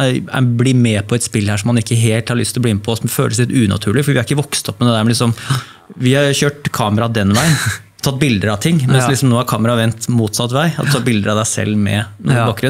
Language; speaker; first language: Norwegian; native; Norwegian